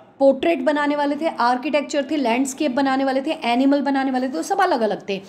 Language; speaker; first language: Hindi; native; Hindi